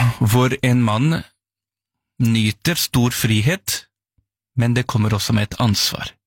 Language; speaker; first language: Norwegian; early bilingual, other home language; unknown